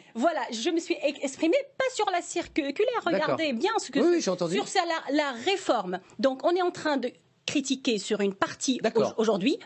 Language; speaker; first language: French; non-native, local second language; Arabic